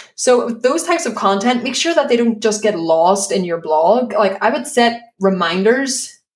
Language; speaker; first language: English; native; English